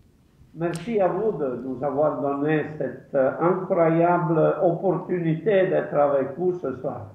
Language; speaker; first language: French; non-native, fluent; Italian